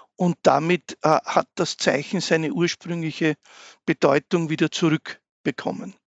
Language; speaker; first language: German; native; German